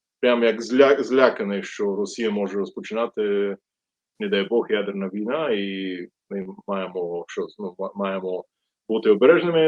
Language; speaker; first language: Ukrainian; non-native, fluent; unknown